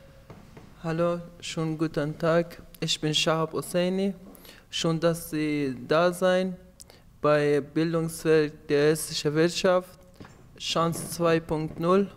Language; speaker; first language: German; non-native, learner; Persian